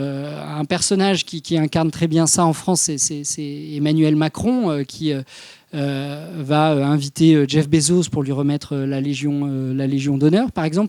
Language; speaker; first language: French; native; French